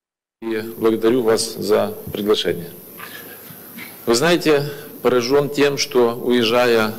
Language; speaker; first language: Russian; native; Russian